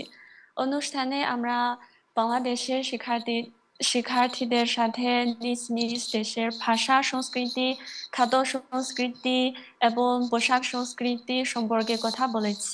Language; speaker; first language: Bangla; non-native, learner; Chinese